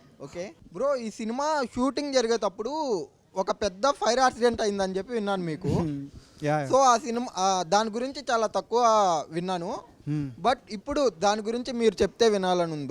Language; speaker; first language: Telugu; native; Telugu